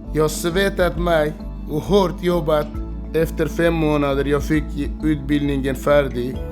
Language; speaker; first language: Swedish; non-native, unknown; Arabic